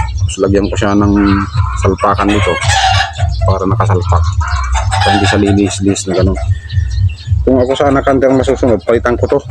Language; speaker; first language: Filipino; non-native, local second language; Iloko